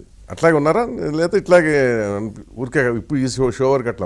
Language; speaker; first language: Telugu; native; Telugu